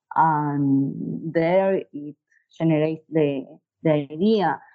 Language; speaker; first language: English; non-native, fluent; Spanish